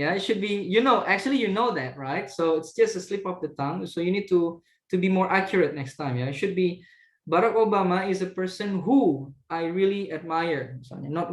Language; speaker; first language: English; non-native, fluent; Indonesian